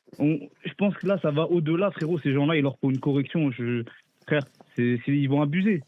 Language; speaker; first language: French; early bilingual, other home language; Arabic